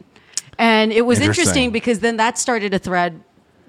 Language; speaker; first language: English; native; English